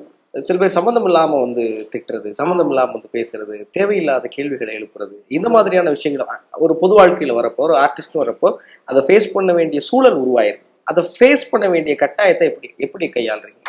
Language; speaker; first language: Tamil; native; Tamil